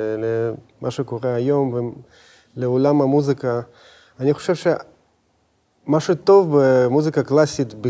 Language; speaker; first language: Hebrew; non-native, fluent; Russian